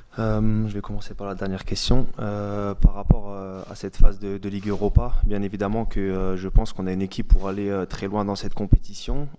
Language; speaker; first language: French; native; French